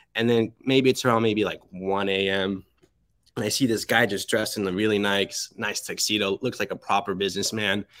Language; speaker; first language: English; early bilingual, other home language; Spanish